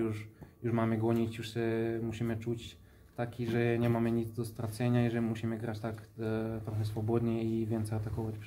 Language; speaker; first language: Polish; non-native, fluent; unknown